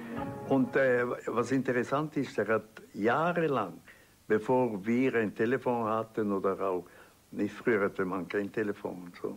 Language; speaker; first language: German; non-native, local second language; Italian